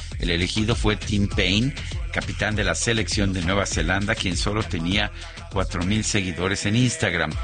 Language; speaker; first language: Spanish; native; Spanish